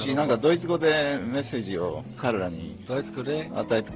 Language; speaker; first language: Japanese; native; Japanese